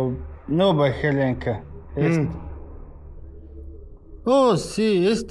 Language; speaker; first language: Spanish; non-native, learner; Mongolian